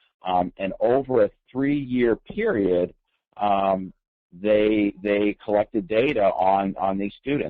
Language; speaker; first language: English; native; English